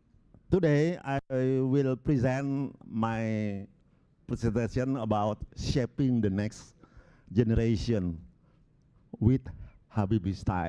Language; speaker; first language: English; non-native, local second language; Indonesian